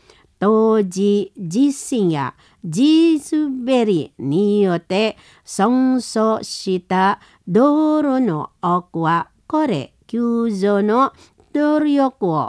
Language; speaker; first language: Japanese; non-native, learner; Indonesian